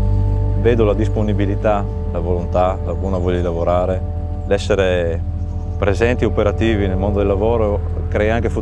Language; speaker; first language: Italian; native; Italian